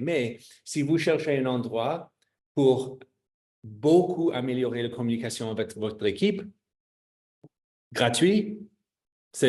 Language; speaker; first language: French; non-native, fluent; English